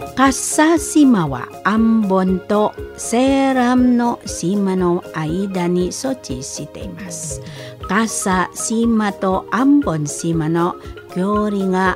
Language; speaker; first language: Japanese; non-native, fluent; Indonesian